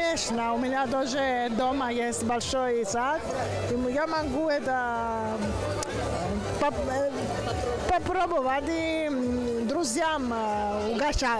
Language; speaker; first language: Russian; non-native, learner; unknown